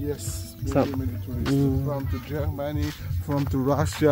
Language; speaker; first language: English; non-native, learner; Malagasy